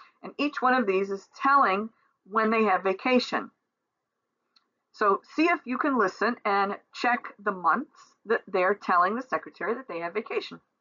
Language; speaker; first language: English; native; English